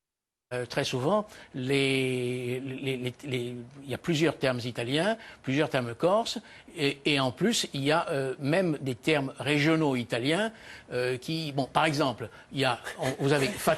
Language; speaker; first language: French; native; French